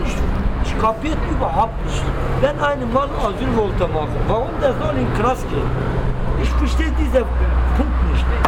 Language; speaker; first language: German; non-native, learner; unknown